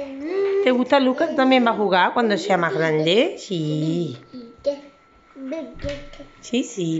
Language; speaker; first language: Spanish; native; Spanish